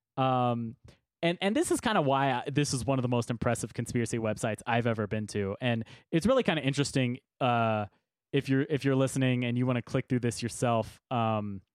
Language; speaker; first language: English; native; English